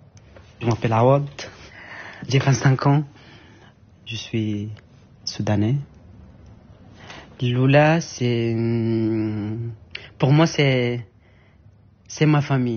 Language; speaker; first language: French; non-native, learner; Arabic